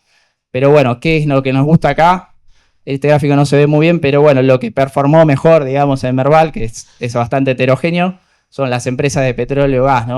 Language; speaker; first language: Spanish; native; Spanish